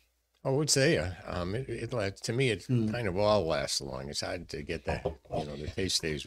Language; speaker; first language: English; native; English